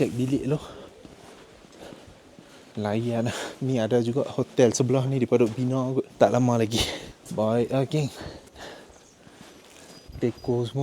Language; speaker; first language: Malay; native; Malay